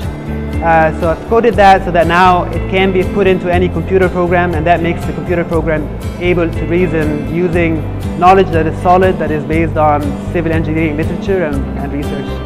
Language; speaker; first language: English; non-native, fluent; Arabic